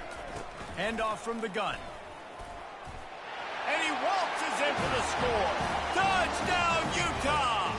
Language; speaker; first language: English; native; English